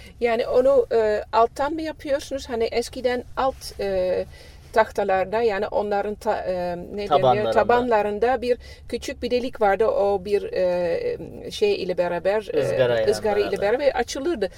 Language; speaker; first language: Turkish; non-native, fluent; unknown